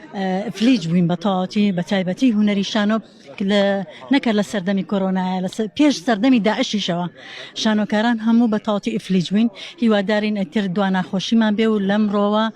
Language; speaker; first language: Central Kurdish; native; Central Kurdish